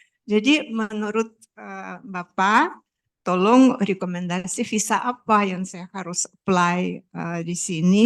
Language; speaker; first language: Indonesian; non-native, fluent; Russian